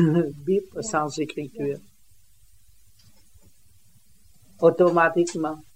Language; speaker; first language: French; non-native, learner; Vietnamese